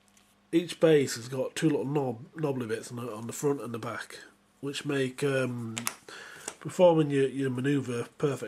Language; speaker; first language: English; native; English